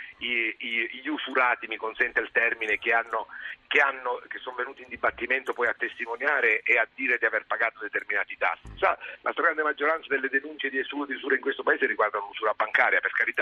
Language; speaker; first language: Italian; native; Italian